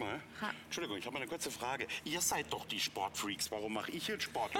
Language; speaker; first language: German; native; German